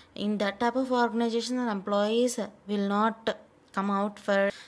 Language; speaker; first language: English; non-native, local second language; Telugu